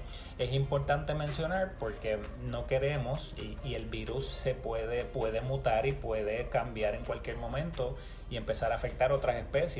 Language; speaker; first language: Spanish; native; Spanish